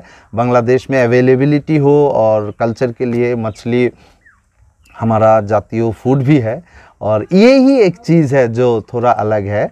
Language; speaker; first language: Hindi; non-native, fluent; Bangla